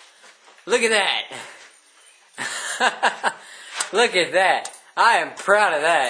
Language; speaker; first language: English; native; English